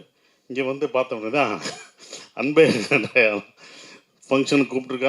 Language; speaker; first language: Tamil; native; Tamil